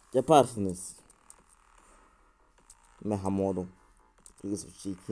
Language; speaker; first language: Turkish; non-native, learner; Russian